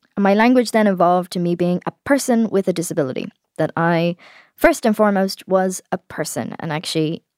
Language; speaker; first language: English; native; English